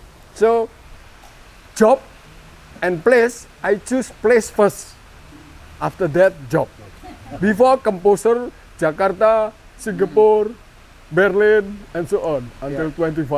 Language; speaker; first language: English; non-native, learner; Indonesian